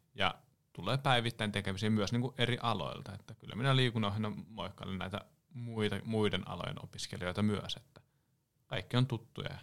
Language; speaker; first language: Finnish; native; Finnish